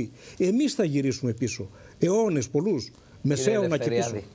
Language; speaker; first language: Greek; native; Greek